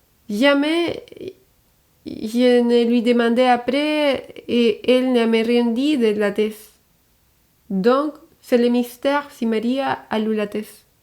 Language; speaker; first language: French; non-native, fluent; Spanish